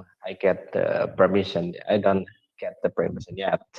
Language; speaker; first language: English; non-native, learner; Indonesian